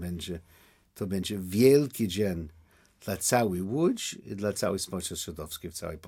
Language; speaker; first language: Polish; non-native, learner; English